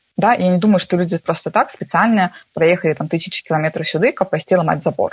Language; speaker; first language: Belarusian; non-native, local second language; Russian